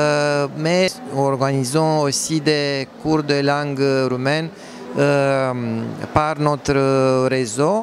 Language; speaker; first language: French; non-native, fluent; Romanian